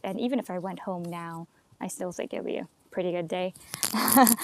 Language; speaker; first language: English; native; English